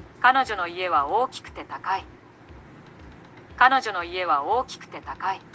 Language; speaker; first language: Japanese; non-native, learner; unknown